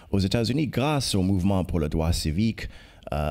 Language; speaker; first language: French; non-native, fluent; English